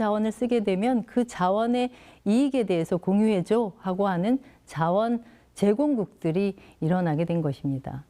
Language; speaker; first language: Korean; native; Korean